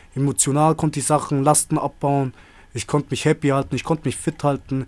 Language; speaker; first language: German; native; German